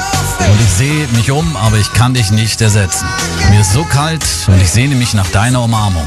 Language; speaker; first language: German; native; German